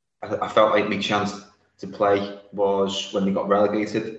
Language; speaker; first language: English; native; English